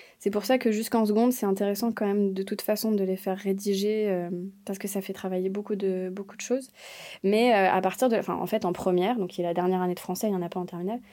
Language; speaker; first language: French; native; French